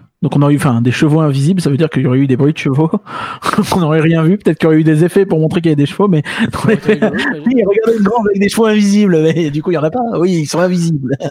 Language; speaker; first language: French; native; French